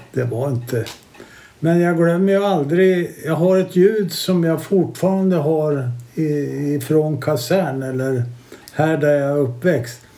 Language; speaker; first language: Swedish; native; Swedish